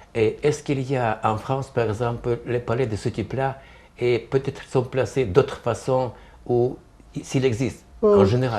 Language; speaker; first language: French; non-native, fluent; Ukrainian